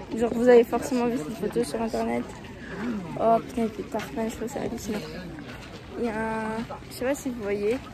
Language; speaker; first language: French; native; French